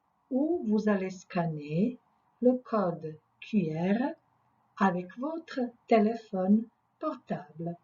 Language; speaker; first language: French; non-native, fluent; Croatian